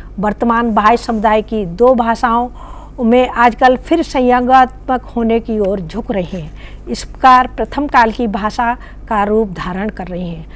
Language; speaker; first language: Hindi; native; Hindi